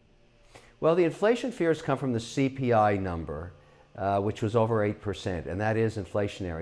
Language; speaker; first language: English; native; English